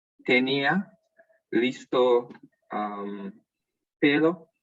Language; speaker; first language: Spanish; non-native, learner; English